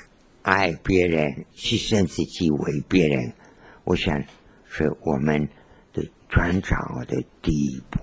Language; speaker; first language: Chinese; non-native, learner; Spanish